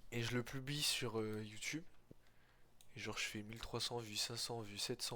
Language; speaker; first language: French; native; French